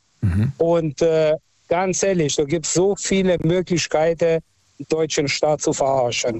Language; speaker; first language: German; non-native, fluent; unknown